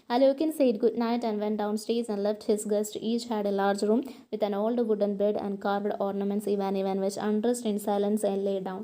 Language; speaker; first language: English; non-native, local second language; Malayalam